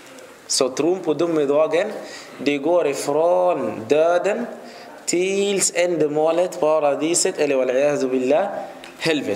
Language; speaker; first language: Swedish; non-native, fluent; Arabic